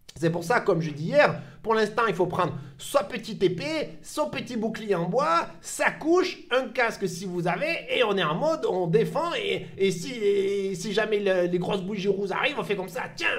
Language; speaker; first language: French; native; French